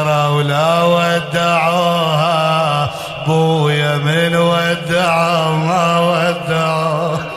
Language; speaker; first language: Arabic; native; Arabic